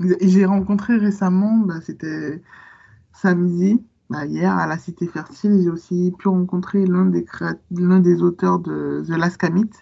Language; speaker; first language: French; native; French